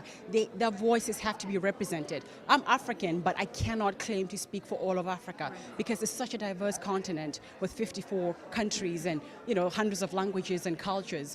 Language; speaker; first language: English; non-native, local second language; Tswana